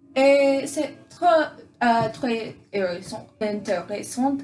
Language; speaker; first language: French; non-native, learner; English